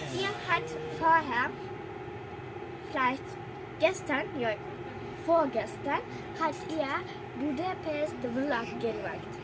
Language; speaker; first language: German; early bilingual, heritage; Turkish